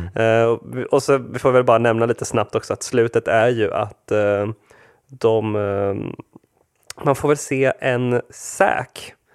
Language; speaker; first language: Swedish; early bilingual, other home language; Spanish